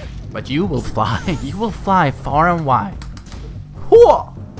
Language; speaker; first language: English; non-native, fluent; Swedish